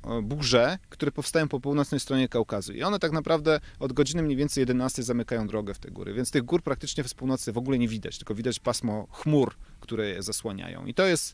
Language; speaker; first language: Polish; native; Polish